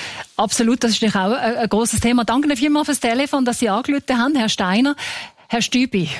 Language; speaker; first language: German; native; German